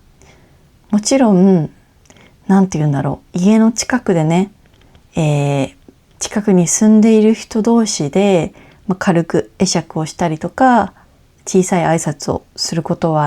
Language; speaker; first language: Japanese; native; Japanese